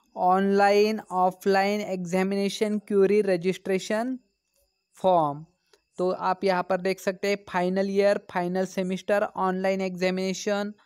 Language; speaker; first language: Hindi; non-native, local second language; Marathi